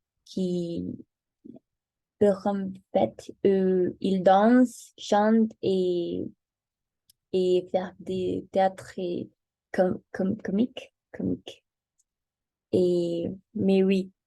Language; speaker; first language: French; non-native, learner; Spanish